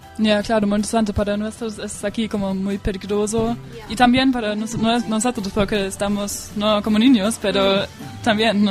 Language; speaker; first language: Spanish; non-native, learner; German